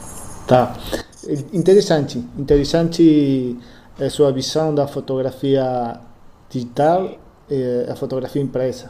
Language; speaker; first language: Portuguese; non-native, learner; Spanish